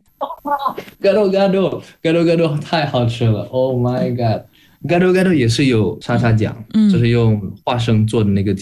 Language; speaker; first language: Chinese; non-native, fluent; Indonesian